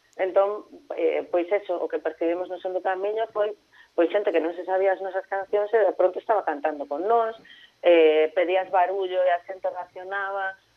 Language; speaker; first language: Galician; non-native, local second language; Spanish